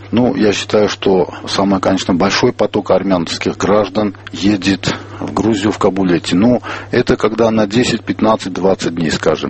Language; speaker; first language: Russian; non-native, local second language; Armenian